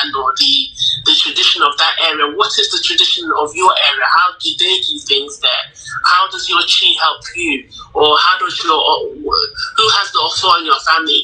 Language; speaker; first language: English; native; English